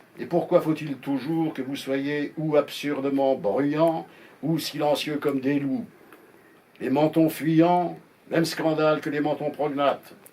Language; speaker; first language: French; native; French